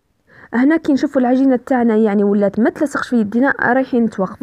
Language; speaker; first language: Arabic; native; Arabic